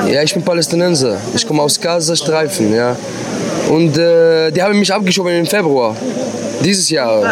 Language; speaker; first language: German; non-native, learner; Arabic